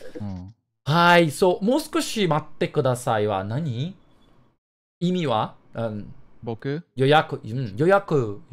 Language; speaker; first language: Japanese; non-native, learner; Portuguese